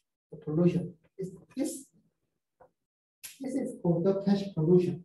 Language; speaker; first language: English; non-native, fluent; Korean